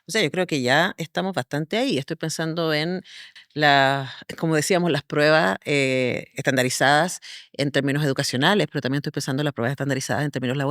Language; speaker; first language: Spanish; native; Spanish